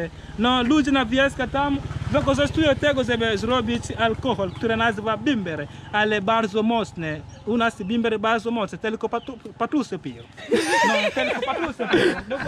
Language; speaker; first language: Polish; non-native, learner; Swahili